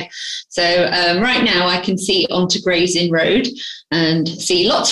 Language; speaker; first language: English; native; English